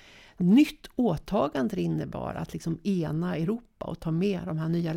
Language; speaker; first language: Swedish; native; Swedish